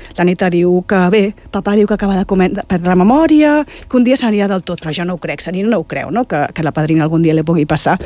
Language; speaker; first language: Catalan; native; Catalan